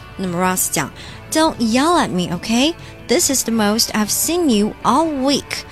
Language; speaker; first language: English; non-native, fluent; Chinese